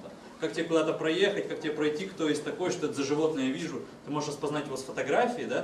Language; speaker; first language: Russian; native; Russian